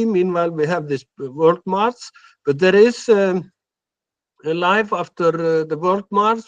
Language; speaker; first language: English; non-native, fluent; Icelandic